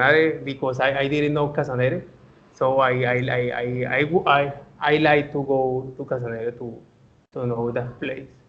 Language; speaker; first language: English; non-native, learner; Spanish